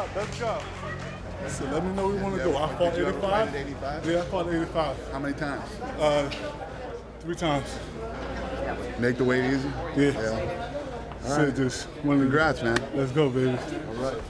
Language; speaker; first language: English; native; English